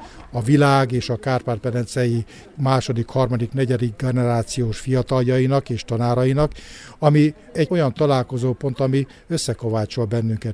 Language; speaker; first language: Hungarian; native; Hungarian